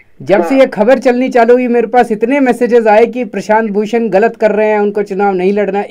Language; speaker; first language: Hindi; native; Hindi